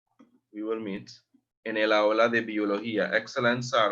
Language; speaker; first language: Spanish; non-native, fluent; English